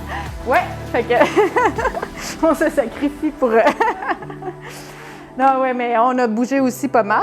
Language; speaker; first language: French; native; French